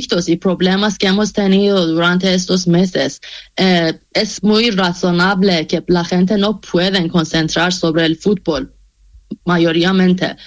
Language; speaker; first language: Spanish; non-native, fluent; Persian